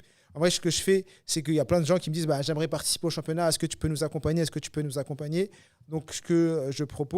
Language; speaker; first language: French; native; French